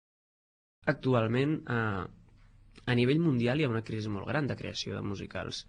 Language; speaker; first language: Catalan; native; Catalan